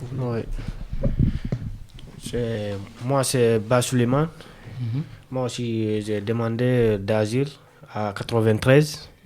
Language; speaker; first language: French; non-native, learner; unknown